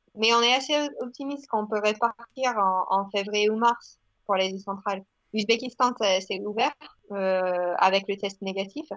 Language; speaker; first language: French; non-native, fluent; English